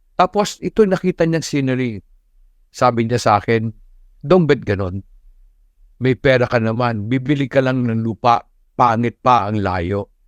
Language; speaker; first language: Filipino; non-native, local second language; Cebuano